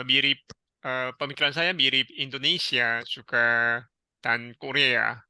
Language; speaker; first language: Indonesian; non-native, learner; Korean